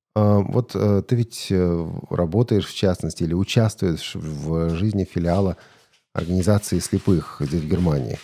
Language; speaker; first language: Russian; native; Russian